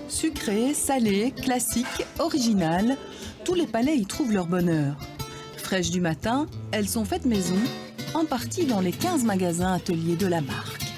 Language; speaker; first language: French; native; French